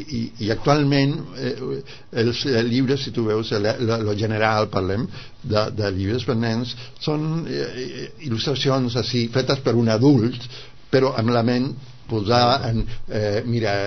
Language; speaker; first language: Catalan; non-native, fluent; Spanish